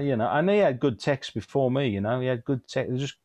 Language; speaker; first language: English; native; English